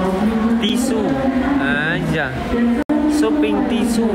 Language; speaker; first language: Indonesian; non-native, learner; Vietnamese